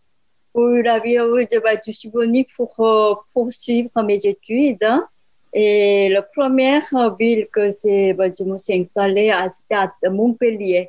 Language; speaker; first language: French; non-native, learner; Korean